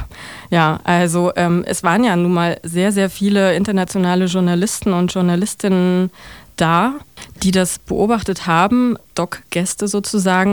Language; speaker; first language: German; native; German